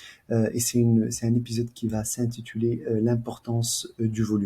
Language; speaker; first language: French; native; French